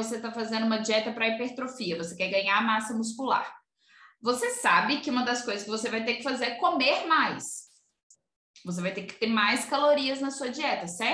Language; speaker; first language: Portuguese; native; Portuguese